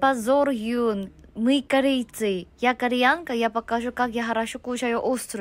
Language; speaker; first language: Russian; non-native, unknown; Korean